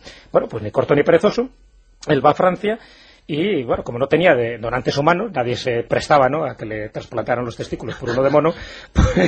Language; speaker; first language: Spanish; native; Spanish